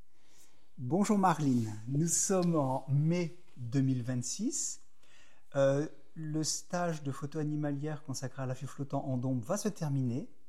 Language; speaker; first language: French; native; French